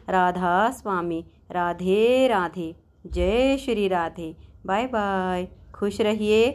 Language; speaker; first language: Hindi; native; Hindi